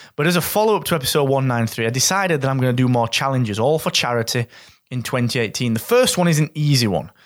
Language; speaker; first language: English; native; English